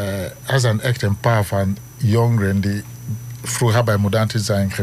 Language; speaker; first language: Dutch; non-native, learner; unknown